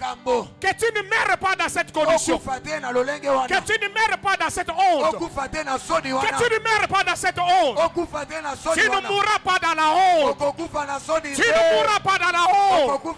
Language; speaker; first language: French; non-native, local second language; Lingala